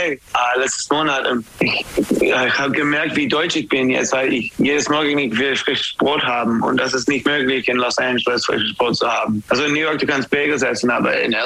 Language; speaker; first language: German; non-native, fluent; English